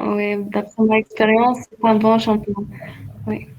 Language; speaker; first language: French; non-native, learner; Arabic